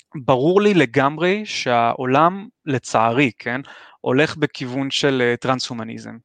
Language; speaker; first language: Hebrew; native; Hebrew